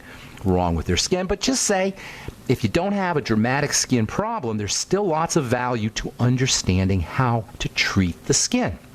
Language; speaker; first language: English; native; English